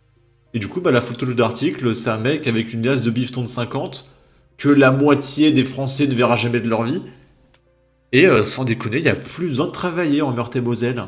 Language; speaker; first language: French; native; French